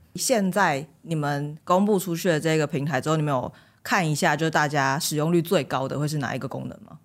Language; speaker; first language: Chinese; native; Chinese